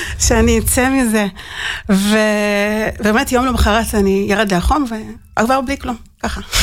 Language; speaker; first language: Hebrew; early bilingual, other home language; Russian